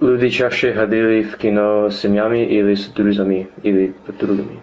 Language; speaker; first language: Russian; non-native, learner; English